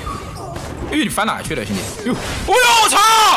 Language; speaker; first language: Chinese; native; Chinese